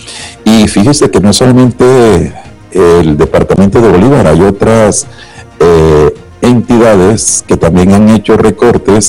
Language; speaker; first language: Spanish; native; Spanish